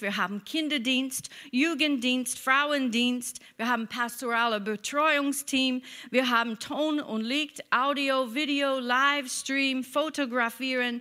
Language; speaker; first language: German; non-native, fluent; English